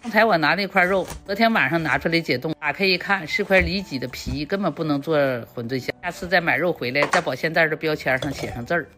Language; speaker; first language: Chinese; native; Chinese